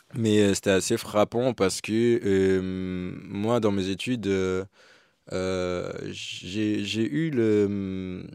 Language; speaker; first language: French; native; French